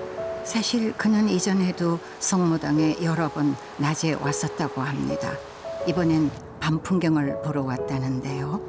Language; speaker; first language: Korean; native; Korean